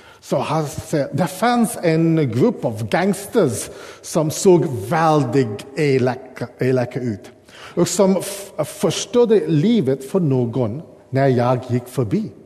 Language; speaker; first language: Swedish; non-native, fluent; English